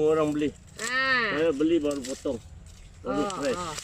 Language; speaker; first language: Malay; non-native, local second language; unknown